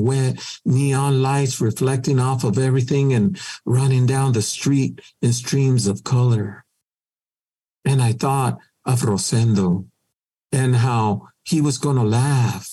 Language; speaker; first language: English; native; English